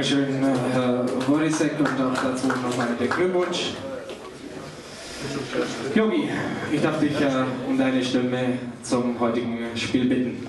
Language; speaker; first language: German; native; German